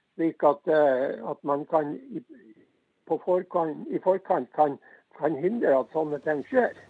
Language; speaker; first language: Norwegian; native; Norwegian